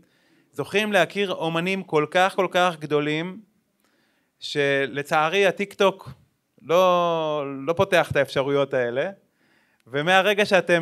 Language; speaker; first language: Hebrew; native; Hebrew